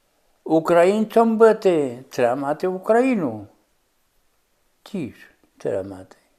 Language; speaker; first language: Polish; non-native, local second language; Rusyn